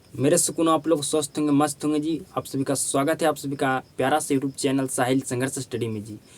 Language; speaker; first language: Hindi; native; Hindi